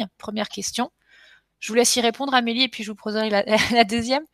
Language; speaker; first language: French; native; French